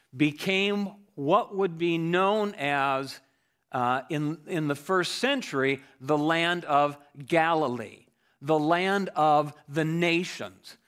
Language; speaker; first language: English; native; English